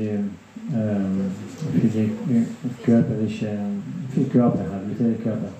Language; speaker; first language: German; non-native, fluent; Russian